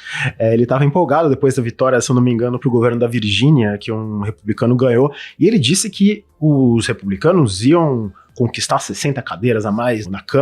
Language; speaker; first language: Portuguese; native; Portuguese